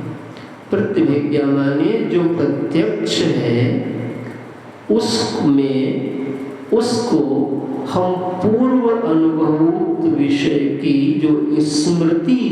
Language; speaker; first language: Hindi; native; Hindi